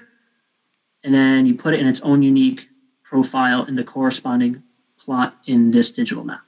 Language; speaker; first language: English; native; English